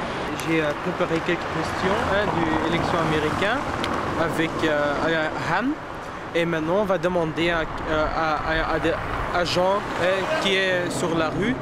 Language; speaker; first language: French; non-native, learner; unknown